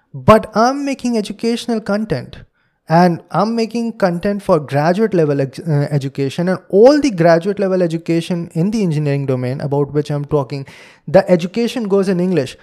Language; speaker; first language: English; non-native, local second language; Hindi